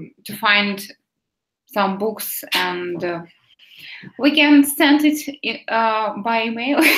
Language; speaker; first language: English; non-native, fluent; Russian